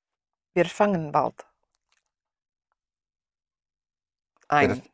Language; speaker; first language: German; non-native, learner; English